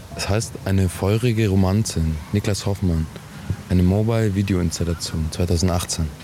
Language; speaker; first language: German; native; German